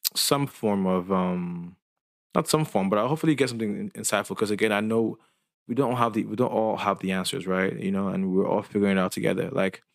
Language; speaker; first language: English; non-native, local second language; Yoruba